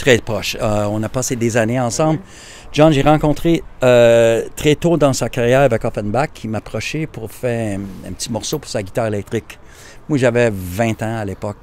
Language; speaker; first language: French; native; French